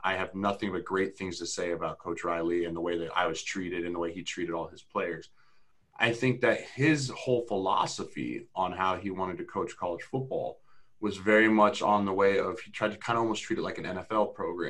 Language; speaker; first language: English; native; English